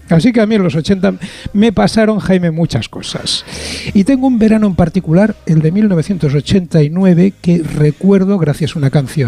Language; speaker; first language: Spanish; native; Spanish